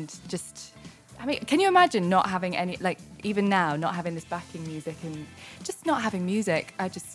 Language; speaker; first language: English; native; English